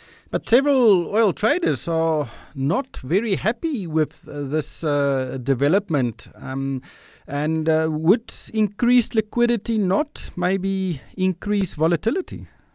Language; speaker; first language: English; non-native, local second language; Afrikaans